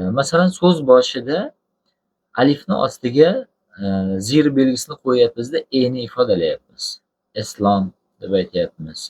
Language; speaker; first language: Uzbek; non-native, local second language; Tajik